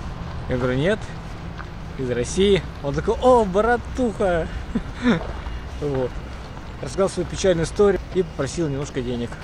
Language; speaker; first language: Russian; native; Russian